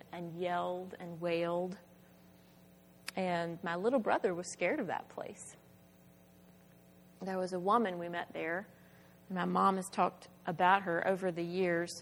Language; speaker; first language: English; native; English